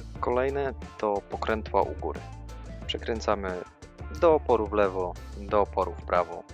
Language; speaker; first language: Polish; native; Polish